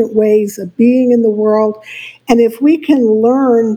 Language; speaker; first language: English; native; English